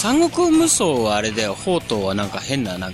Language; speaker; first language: Japanese; native; Japanese